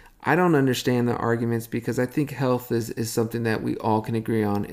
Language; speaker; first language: English; native; English